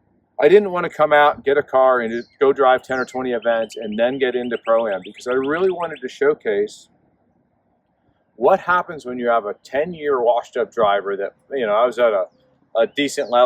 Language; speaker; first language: English; native; English